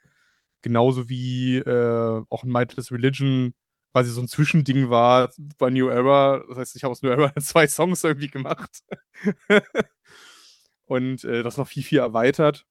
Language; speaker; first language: German; native; German